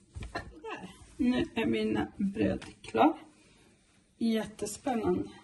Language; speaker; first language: Swedish; non-native, learner; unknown